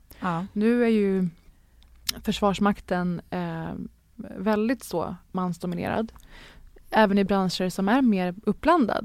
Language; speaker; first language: Swedish; native; Swedish